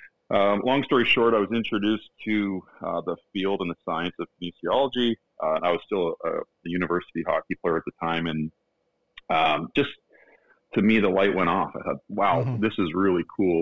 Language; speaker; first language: English; native; English